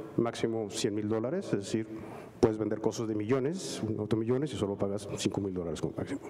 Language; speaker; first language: Spanish; native; Spanish